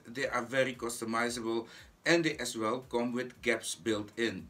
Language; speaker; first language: English; non-native, fluent; Dutch